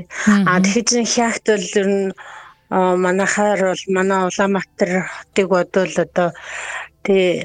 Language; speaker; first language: Mongolian; native; Mongolian